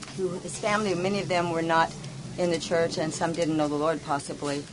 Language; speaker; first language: English; native; English